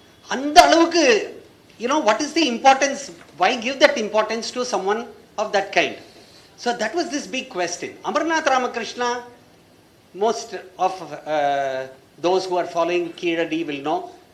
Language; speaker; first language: English; non-native, local second language; Tamil